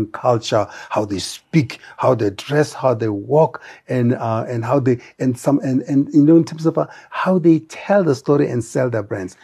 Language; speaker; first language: English; non-native, local second language; Tswana